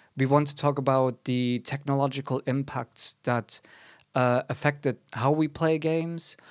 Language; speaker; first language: English; non-native, fluent; German